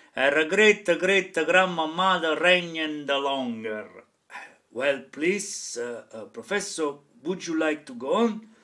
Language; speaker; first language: English; non-native, fluent; Italian